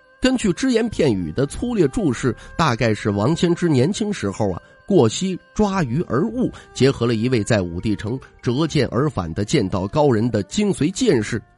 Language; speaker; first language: Chinese; native; Chinese